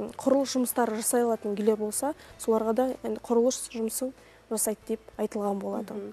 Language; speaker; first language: Kazakh; non-native, local second language; Russian